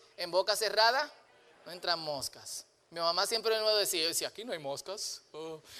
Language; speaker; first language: Spanish; native; Spanish